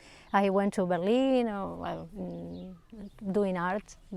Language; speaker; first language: English; non-native, learner; Spanish